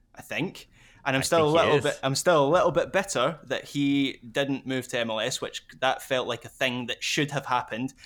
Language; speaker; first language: English; native; English